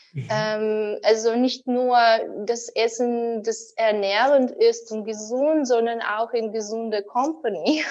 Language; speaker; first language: German; non-native, fluent; Russian